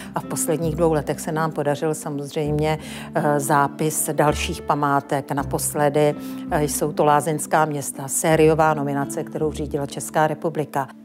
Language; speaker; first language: Czech; native; Czech